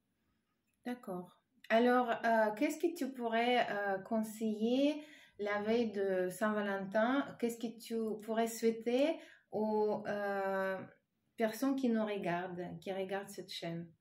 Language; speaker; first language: French; non-native, fluent; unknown